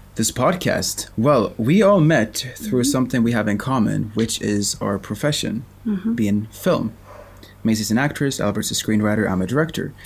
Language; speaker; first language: English; non-native, fluent; Swedish